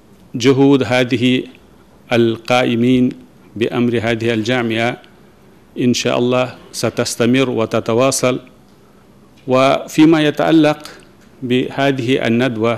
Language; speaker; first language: Arabic; non-native, fluent; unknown